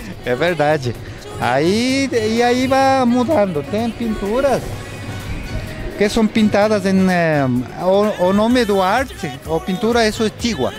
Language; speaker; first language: Portuguese; non-native, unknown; Spanish